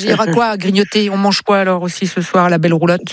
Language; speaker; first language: French; native; French